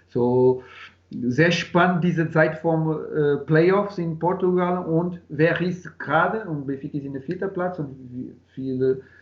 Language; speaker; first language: German; non-native, learner; Portuguese